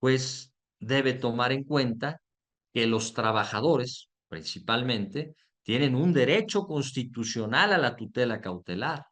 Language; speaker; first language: Spanish; native; Spanish